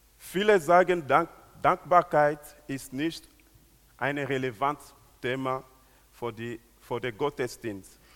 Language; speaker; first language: German; non-native, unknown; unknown